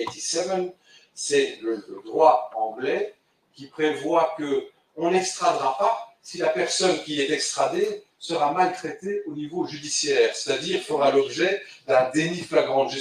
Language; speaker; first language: French; native; French